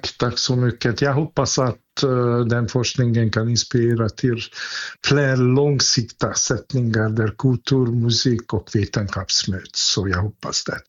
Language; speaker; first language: Swedish; non-native, fluent; Hungarian